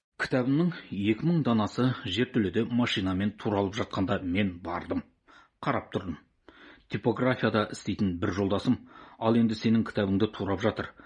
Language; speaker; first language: Kazakh; native; Kazakh